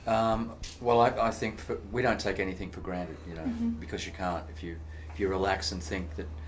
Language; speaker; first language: English; native; English